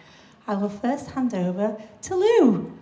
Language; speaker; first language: English; native; English